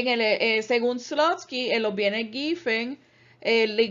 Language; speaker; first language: Spanish; native; Spanish